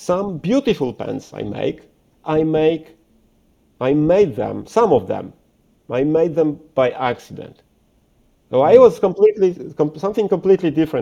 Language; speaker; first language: English; non-native, fluent; Polish